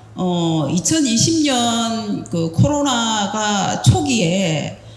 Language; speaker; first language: Korean; native; Korean